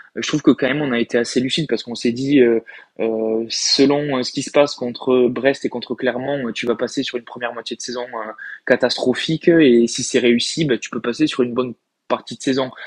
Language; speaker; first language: French; native; French